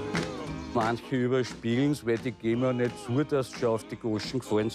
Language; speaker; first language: German; native; German